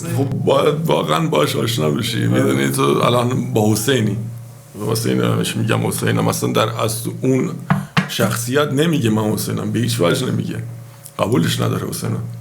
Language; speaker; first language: Persian; non-native, local second language; Baluchi